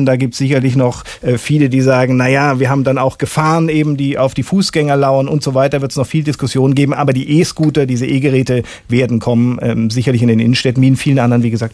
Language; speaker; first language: German; native; German